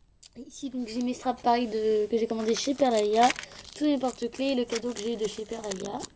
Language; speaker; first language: French; native; French